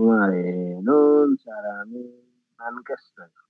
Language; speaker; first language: Korean; non-native, learner; Nepali